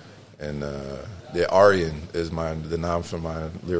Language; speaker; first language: Dutch; non-native, learner; English